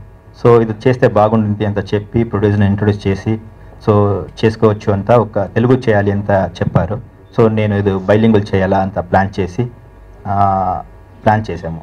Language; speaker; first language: Telugu; non-native, learner; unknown